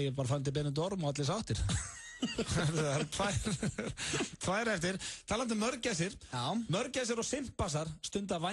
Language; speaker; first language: Icelandic; native; Icelandic